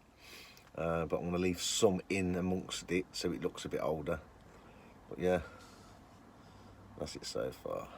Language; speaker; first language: English; native; English